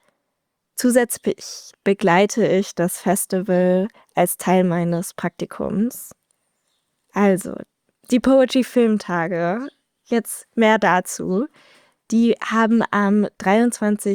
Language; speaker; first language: German; native; German